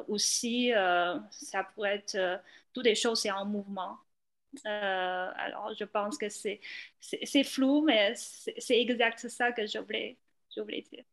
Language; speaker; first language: French; non-native, fluent; Chinese